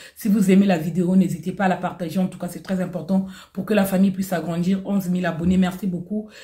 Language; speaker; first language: French; non-native, local second language; Lingala